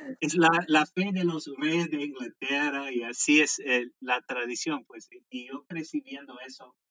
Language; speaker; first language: Spanish; non-native, fluent; English